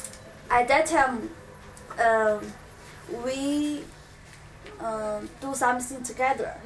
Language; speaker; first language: English; non-native, learner; Chinese